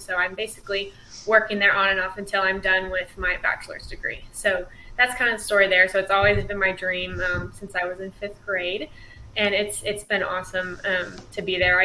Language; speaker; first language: English; native; English